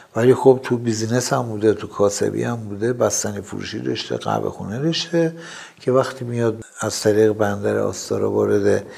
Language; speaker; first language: Persian; non-native, local second language; Azerbaijani